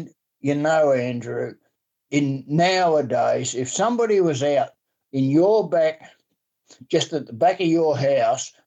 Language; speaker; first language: English; native; English